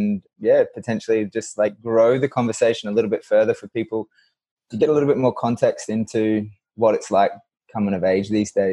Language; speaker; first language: English; native; English